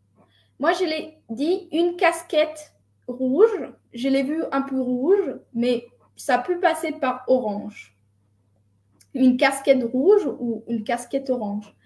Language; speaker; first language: French; non-native, fluent; Spanish